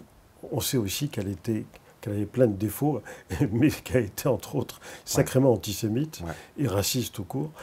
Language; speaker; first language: French; native; French